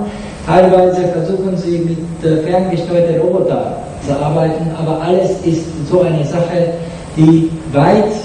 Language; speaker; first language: German; non-native, fluent; Japanese